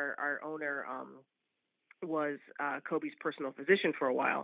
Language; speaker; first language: English; native; English